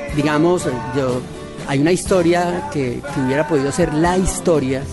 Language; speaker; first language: Spanish; native; Spanish